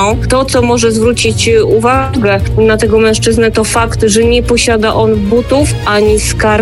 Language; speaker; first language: Polish; native; Polish